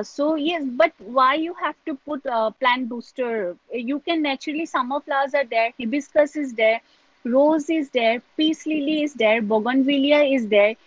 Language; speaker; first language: English; non-native, local second language; Assamese